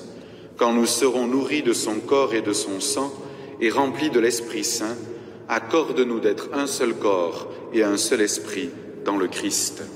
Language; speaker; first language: French; native; French